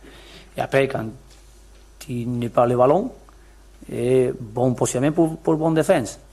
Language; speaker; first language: French; non-native, learner; Spanish